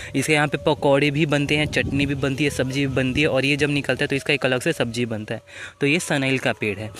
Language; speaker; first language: Hindi; native; Hindi